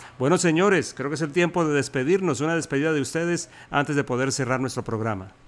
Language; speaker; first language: Spanish; native; Spanish